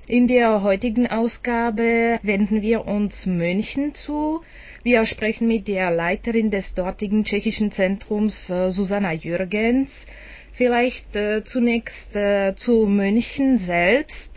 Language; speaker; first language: German; non-native, fluent; Czech